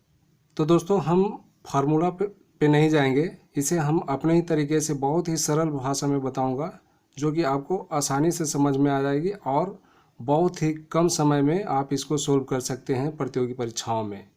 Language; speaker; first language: Hindi; native; Hindi